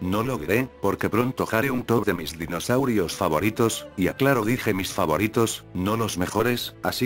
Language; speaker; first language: Spanish; native; Spanish